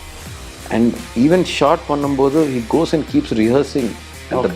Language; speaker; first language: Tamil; non-native, learner; Telugu